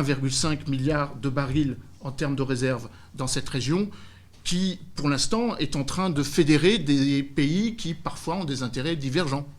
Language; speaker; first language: French; native; French